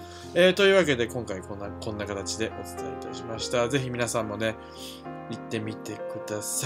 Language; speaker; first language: Japanese; native; Japanese